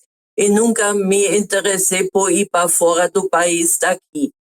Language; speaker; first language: Portuguese; non-native, fluent; German